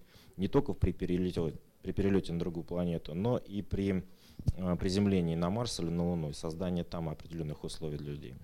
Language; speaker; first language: Russian; native; Russian